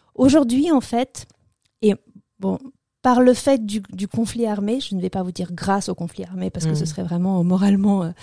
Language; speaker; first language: French; early bilingual, other home language; Russian